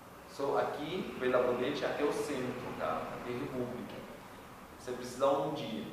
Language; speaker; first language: Portuguese; non-native, learner; Arabic